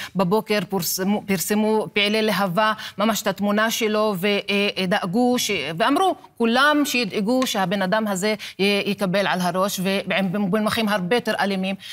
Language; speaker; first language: Hebrew; non-native, local second language; Arabic